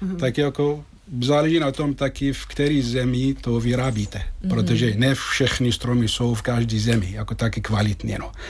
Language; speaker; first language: Czech; non-native, fluent; Arabic